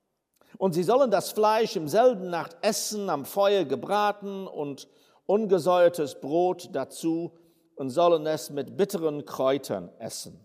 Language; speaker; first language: German; non-native, fluent; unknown